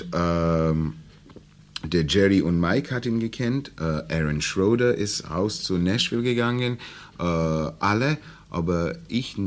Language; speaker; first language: German; non-native, learner; English